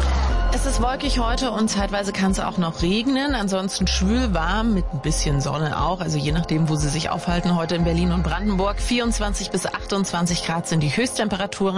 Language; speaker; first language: German; native; German